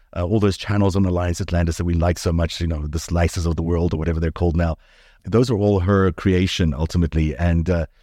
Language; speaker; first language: English; early bilingual, other home language; Hebrew